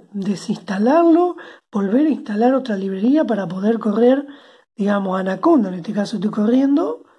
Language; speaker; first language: Spanish; native; Spanish